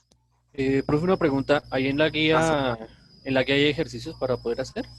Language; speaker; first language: Spanish; native; Spanish